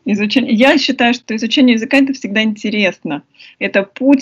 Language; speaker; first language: Russian; native; Russian